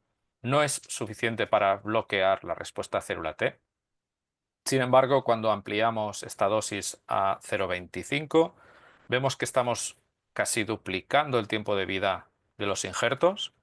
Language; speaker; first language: Spanish; native; Spanish